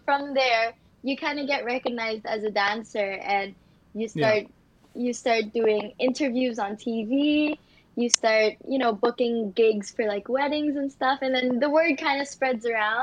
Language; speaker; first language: English; native; English